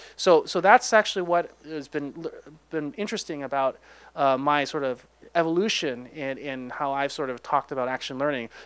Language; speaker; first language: English; native; English